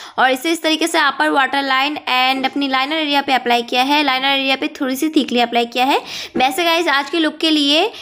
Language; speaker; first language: Hindi; non-native, local second language; Bangla